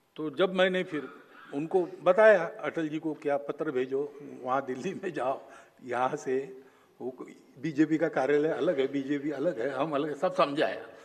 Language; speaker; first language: Hindi; non-native, local second language; Marathi